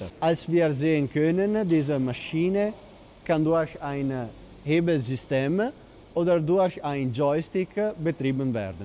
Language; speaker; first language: German; non-native, fluent; Italian